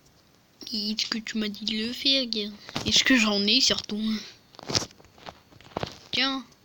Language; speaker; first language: French; native; French